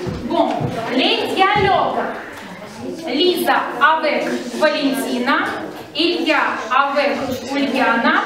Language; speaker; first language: French; non-native, fluent; Russian